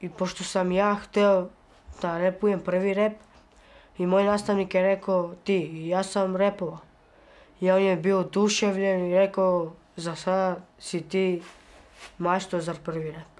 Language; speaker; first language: Serbian; non-native, local second language; Romany